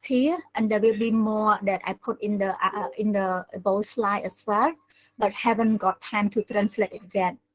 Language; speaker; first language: English; non-native, learner; Khmer